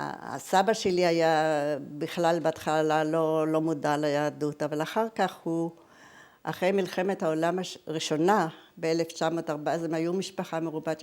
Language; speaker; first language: Hebrew; early bilingual, other home language; German